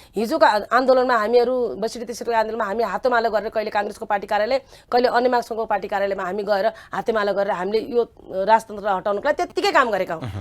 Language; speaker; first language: Nepali; native; Nepali